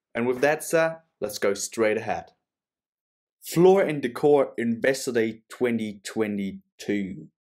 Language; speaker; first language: English; non-native, fluent; German